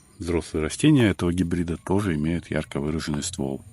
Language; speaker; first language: Russian; native; Russian